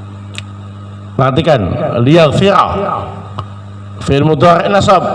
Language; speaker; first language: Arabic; non-native, fluent; Indonesian